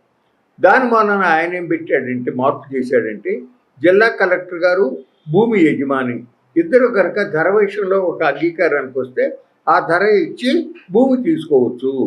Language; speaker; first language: Telugu; native; Telugu